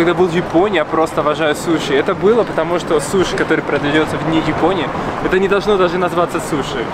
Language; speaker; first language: Russian; non-native, fluent; Spanish